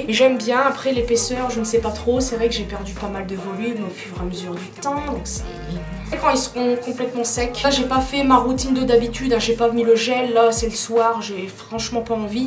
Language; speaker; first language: French; native; French